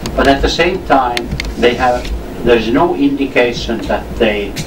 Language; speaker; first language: English; non-native, fluent; Finnish